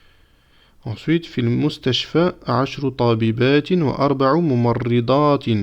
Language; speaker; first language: Arabic; non-native, fluent; French